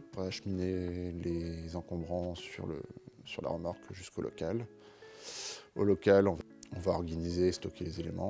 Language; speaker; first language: French; native; French